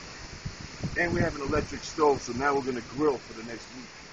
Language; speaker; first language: English; native; English